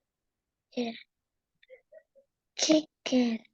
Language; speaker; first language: English; non-native, learner; Vietnamese